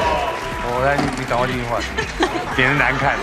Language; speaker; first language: Chinese; native; Chinese